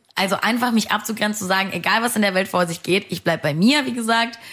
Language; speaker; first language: German; early bilingual, other home language; Romanian